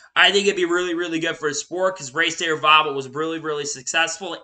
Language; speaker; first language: English; native; English